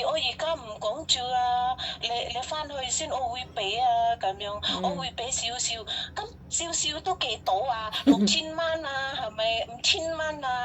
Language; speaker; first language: Cantonese; non-native, fluent; Javanese